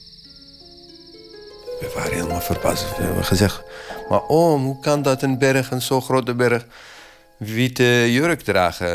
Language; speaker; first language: Dutch; non-native, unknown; Kurdish